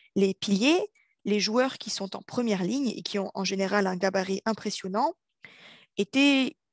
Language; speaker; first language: French; native; French